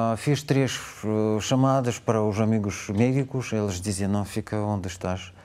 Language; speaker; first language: Portuguese; non-native, learner; Russian